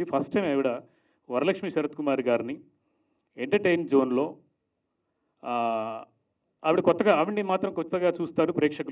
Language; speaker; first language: Telugu; native; Telugu